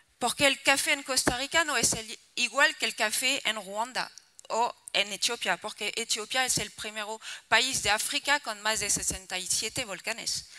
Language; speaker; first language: Spanish; non-native, fluent; French